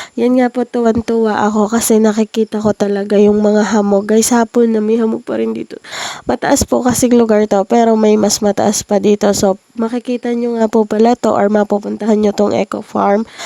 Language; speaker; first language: Filipino; native; Filipino